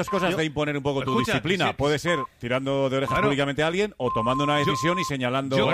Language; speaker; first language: Spanish; native; Spanish